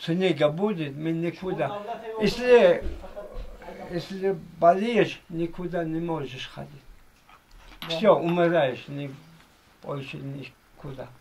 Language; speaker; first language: Russian; non-native, local second language; Uzbek